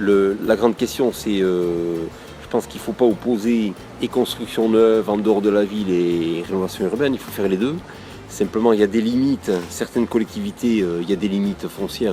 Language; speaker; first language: French; native; French